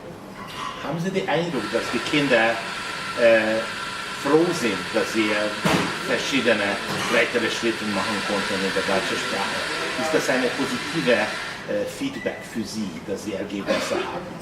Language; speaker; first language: German; non-native, fluent; Hungarian